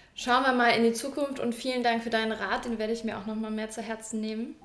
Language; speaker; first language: German; native; German